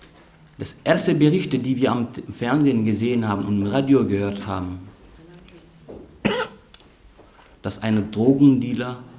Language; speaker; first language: German; non-native, fluent; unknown